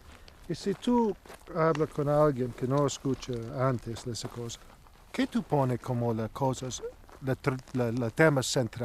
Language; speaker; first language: Spanish; non-native, learner; English